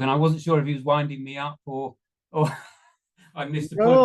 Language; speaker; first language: English; native; English